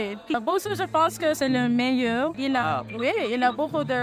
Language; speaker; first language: French; non-native, fluent; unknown